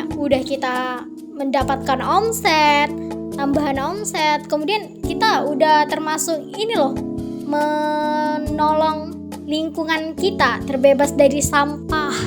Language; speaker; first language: Indonesian; native; Indonesian